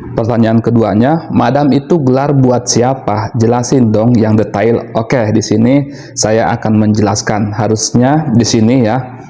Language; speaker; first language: Indonesian; native; Indonesian